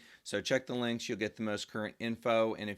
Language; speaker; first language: English; native; English